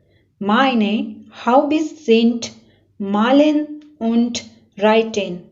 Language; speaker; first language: German; non-native, fluent; Urdu